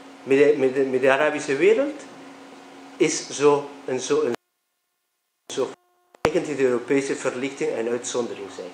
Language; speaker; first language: Dutch; non-native, fluent; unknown